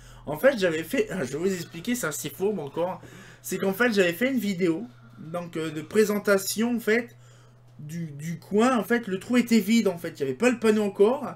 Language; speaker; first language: French; native; French